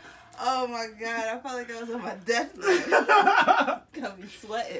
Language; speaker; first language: English; native; English